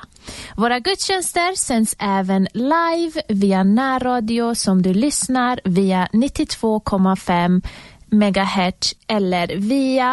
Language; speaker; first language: Swedish; native; Swedish